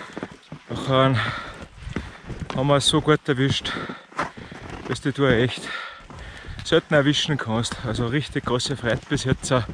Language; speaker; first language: German; native; German